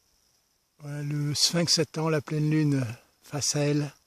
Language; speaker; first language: French; native; French